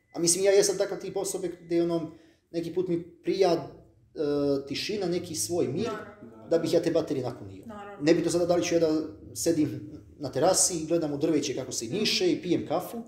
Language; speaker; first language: Serbian; native; Serbian